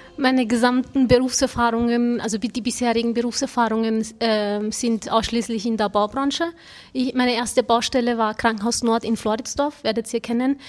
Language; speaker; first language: German; early bilingual, other home language; Turkish